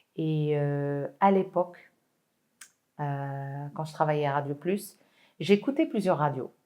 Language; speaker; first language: French; non-native, local second language; Arabic